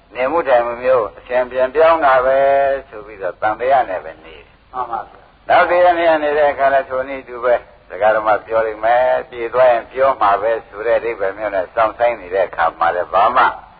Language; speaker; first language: Burmese; native; Burmese